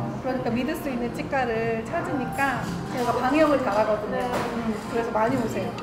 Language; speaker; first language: Korean; native; Korean